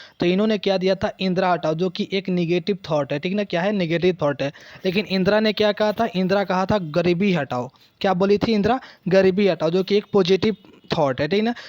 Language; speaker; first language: Hindi; native; Hindi